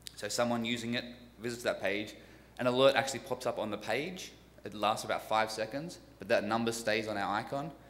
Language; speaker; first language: English; native; English